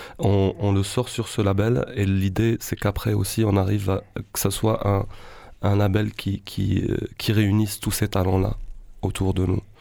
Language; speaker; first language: French; non-native, local second language; Arabic